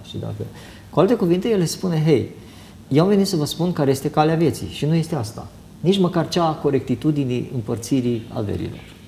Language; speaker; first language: Romanian; native; Romanian